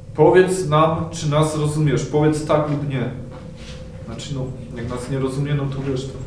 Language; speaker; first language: Polish; native; Polish